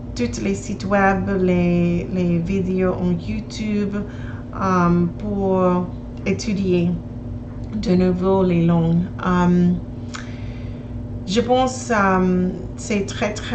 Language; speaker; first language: French; non-native, learner; English